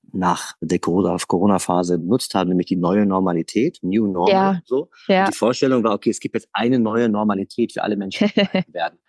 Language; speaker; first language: German; native; German